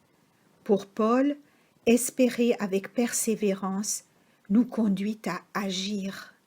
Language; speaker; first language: French; native; French